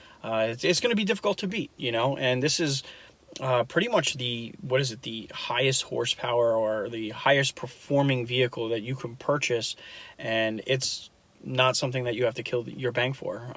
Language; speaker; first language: English; native; English